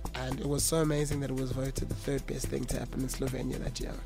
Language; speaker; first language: English; non-native, local second language; Zulu